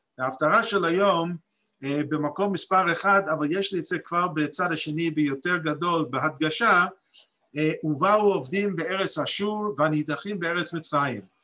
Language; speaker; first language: Hebrew; non-native, fluent; English